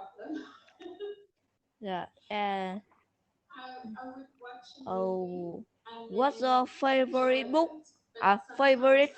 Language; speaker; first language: English; non-native, learner; Vietnamese